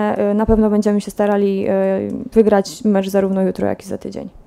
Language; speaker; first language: Polish; native; Polish